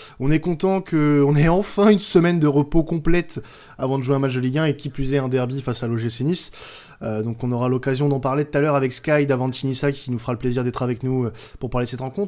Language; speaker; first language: French; native; French